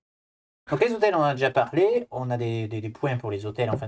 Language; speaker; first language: French; native; French